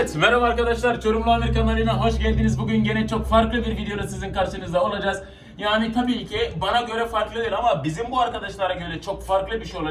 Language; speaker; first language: Turkish; non-native, fluent; Arabic